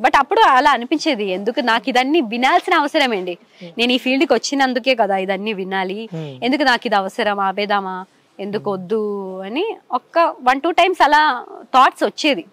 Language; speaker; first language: Telugu; non-native, fluent; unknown